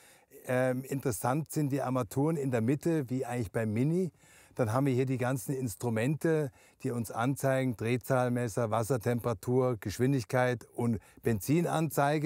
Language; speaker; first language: German; native; German